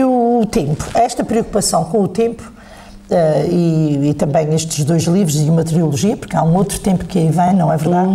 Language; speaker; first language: Portuguese; native; Portuguese